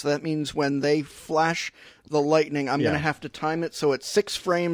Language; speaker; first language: English; native; English